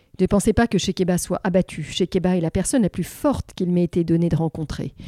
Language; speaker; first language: French; native; French